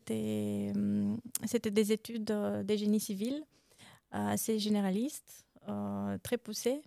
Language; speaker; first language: French; non-native, fluent; Romanian